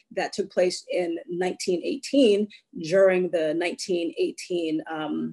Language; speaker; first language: English; native; English